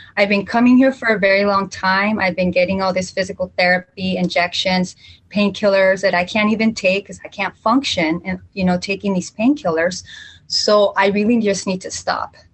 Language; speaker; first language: English; early bilingual, other home language; Spanish